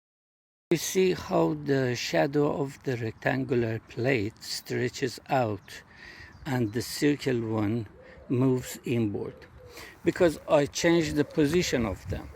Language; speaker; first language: English; non-native, fluent; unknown